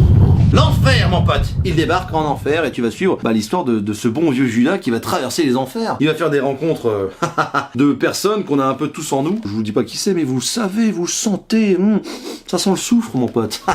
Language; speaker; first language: French; native; French